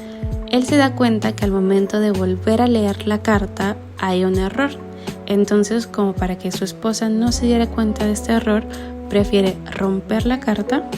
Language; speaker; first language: Spanish; native; Spanish